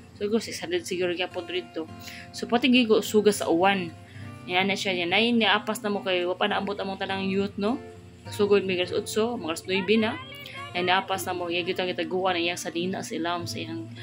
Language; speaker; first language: Cebuano; native; Cebuano